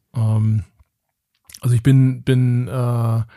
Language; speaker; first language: German; native; German